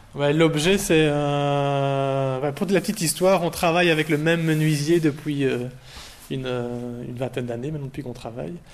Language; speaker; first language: French; native; French